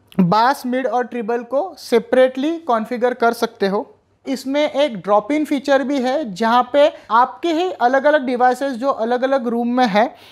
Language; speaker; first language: Hindi; non-native, local second language; Marathi